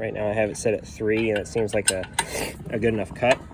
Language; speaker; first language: English; native; English